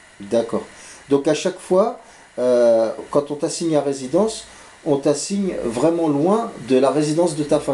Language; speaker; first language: French; native; French